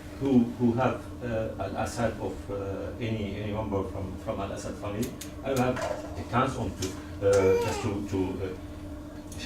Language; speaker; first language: English; non-native, learner; Arabic